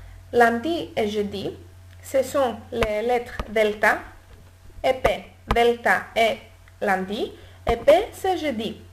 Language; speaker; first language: French; non-native, learner; Greek